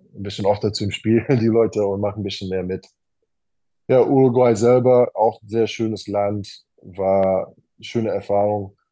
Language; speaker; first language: German; non-native, fluent; English